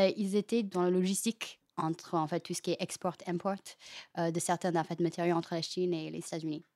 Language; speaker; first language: French; non-native, fluent; Chinese